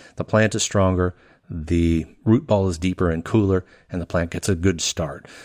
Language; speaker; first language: English; native; English